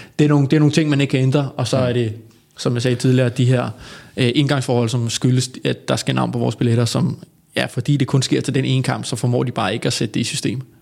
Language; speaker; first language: Danish; native; Danish